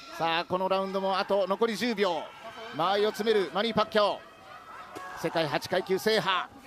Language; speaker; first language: Japanese; native; Japanese